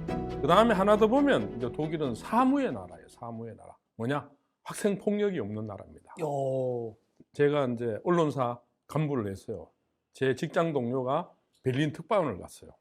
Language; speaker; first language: Korean; native; Korean